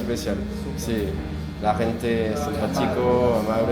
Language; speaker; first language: Spanish; non-native, learner; French